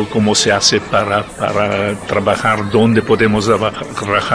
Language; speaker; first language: Spanish; non-native, learner; Italian